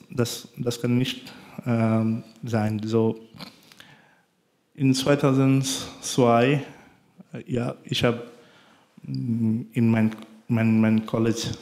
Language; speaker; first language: German; non-native, learner; Bangla